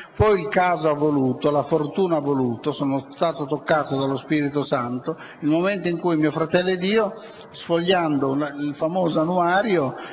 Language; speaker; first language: Italian; native; Italian